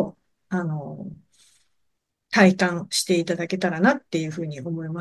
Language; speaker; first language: Japanese; native; Japanese